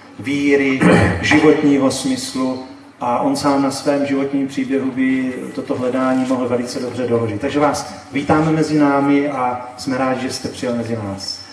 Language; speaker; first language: Czech; native; Czech